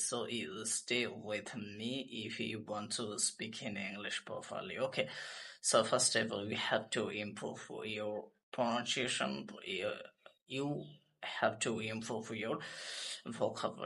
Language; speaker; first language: English; non-native, learner; Bangla